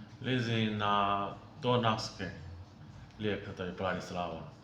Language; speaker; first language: Slovak; non-native, learner; Chinese